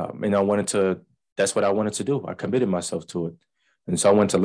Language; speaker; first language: English; native; English